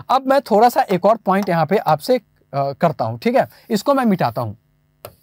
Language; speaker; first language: Hindi; native; Hindi